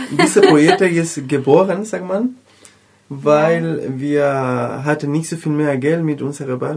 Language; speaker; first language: German; non-native, learner; Spanish